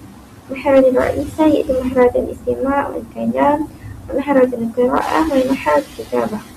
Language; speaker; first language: Arabic; non-native, learner; Malay